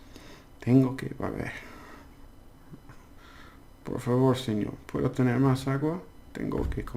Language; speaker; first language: Spanish; non-native, learner; English